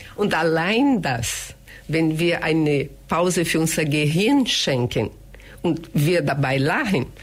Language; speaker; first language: German; non-native, fluent; Portuguese